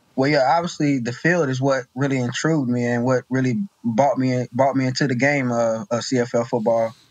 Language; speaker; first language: English; native; English